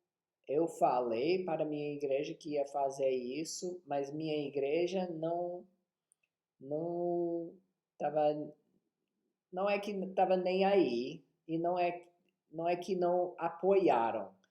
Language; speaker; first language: Portuguese; non-native, fluent; English